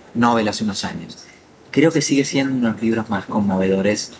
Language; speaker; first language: Spanish; native; Spanish